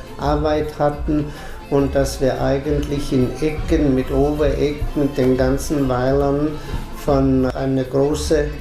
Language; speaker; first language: German; native; German